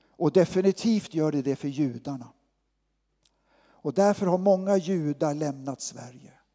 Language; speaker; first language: Swedish; native; Swedish